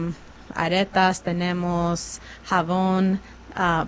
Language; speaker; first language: Spanish; non-native, fluent; English